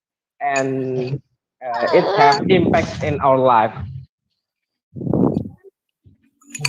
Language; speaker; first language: English; non-native, learner; Indonesian